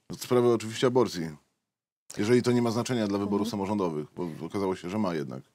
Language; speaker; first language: Polish; native; Polish